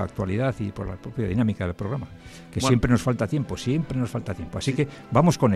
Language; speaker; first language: Spanish; native; Spanish